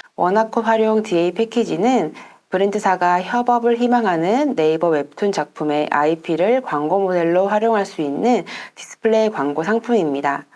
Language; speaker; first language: Korean; native; Korean